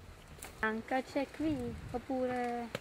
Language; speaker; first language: Italian; non-native, fluent; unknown